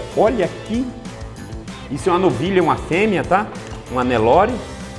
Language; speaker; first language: Portuguese; native; Portuguese